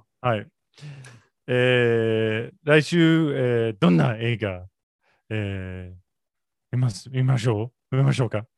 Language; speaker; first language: Japanese; non-native, learner; English